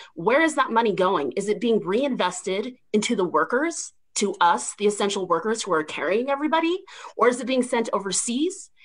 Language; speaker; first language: English; native; English